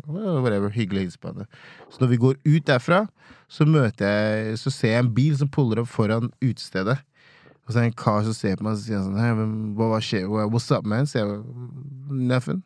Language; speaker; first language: Norwegian; non-native, fluent; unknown